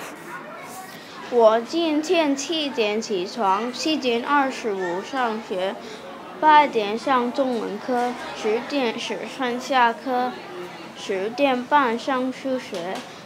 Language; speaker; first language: Chinese; non-native, local second language; Cantonese